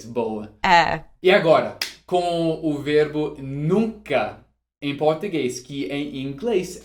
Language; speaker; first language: Portuguese; non-native, fluent; English